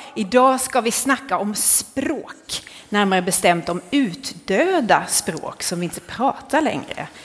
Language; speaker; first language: Swedish; native; Swedish